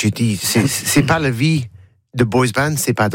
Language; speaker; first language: French; non-native, learner; English